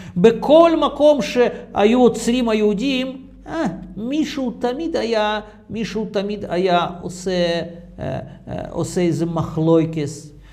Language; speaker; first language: Hebrew; non-native, fluent; Russian